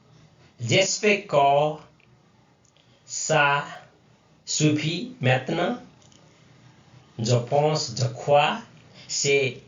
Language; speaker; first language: French; non-native, learner; Nepali